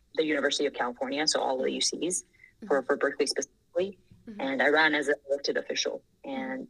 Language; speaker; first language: English; non-native, fluent; Thai